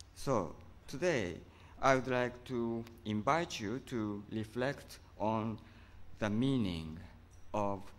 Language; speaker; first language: English; non-native, fluent; Japanese